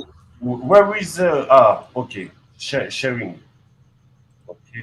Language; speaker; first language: English; non-native, learner; French